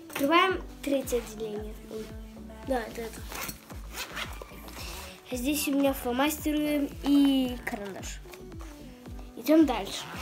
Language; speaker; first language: Russian; early bilingual, heritage; Russian